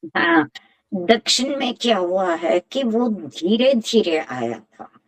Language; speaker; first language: Hindi; native; Hindi